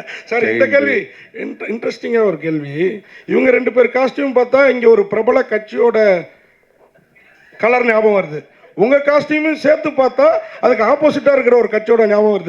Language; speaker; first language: Tamil; native; Tamil